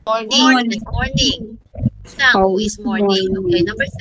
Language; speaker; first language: English; non-native, local second language; Filipino